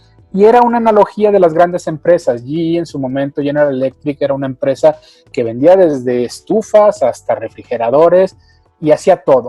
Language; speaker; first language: Spanish; native; Spanish